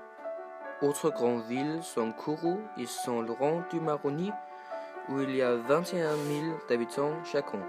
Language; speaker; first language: French; non-native, learner; Danish